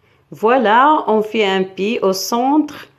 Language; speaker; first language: French; non-native, local second language; Arabic